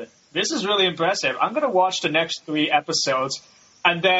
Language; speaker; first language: English; native; English